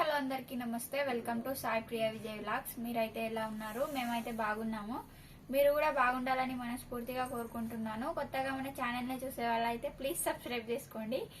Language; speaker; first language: Telugu; native; Telugu